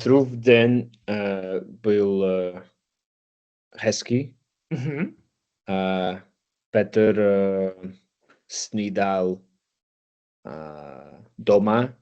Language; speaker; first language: Czech; non-native, learner; English